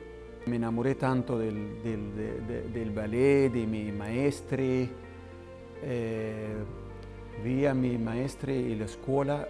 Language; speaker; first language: Italian; non-native, learner; Spanish